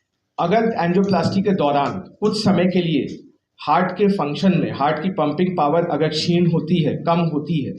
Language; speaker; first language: Hindi; native; Hindi